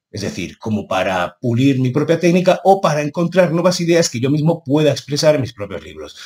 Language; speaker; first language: Spanish; native; Spanish